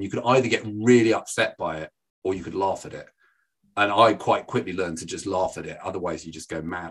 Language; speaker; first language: English; native; English